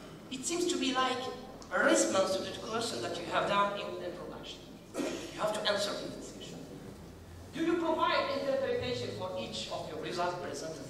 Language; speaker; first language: English; non-native, fluent; Arabic